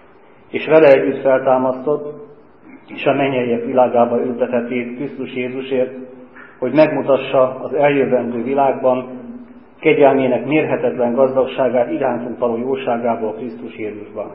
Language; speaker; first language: Hungarian; non-native, fluent; English